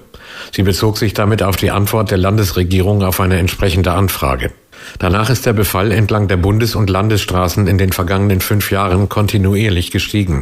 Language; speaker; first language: German; native; German